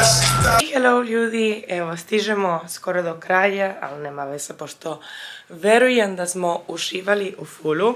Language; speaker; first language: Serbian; early bilingual, heritage; Serbian